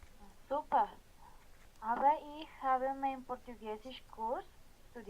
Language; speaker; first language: German; non-native, learner; Spanish